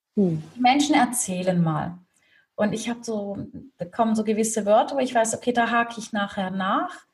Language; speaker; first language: German; native; German